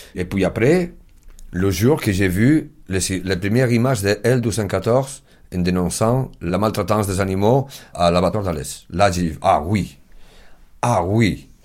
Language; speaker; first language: French; non-native, fluent; Spanish